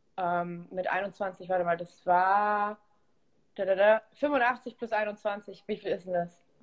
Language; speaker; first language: German; early bilingual, other home language; Polish